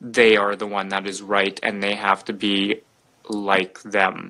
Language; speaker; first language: English; native; English